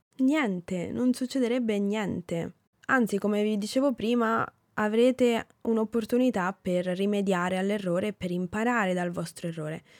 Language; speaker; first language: Italian; native; Italian